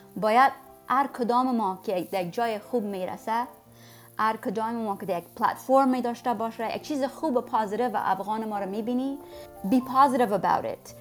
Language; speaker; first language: Persian; early bilingual, heritage; Persian